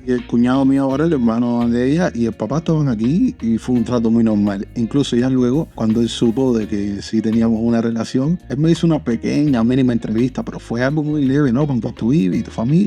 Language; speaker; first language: Spanish; native; Spanish